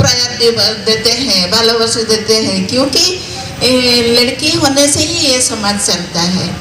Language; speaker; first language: Hindi; non-native, local second language; Santali